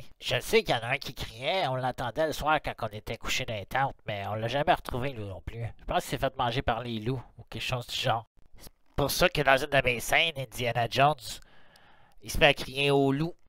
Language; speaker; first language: French; native; French